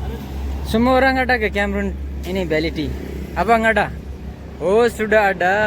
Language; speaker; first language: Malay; non-native, learner; Nepali